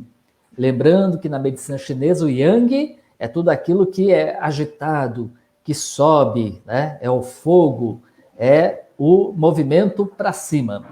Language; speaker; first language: Portuguese; native; Portuguese